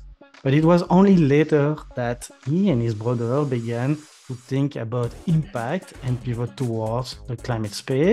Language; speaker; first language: English; non-native, fluent; French